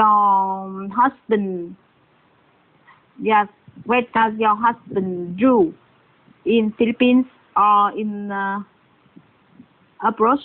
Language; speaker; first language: English; non-native, learner; Vietnamese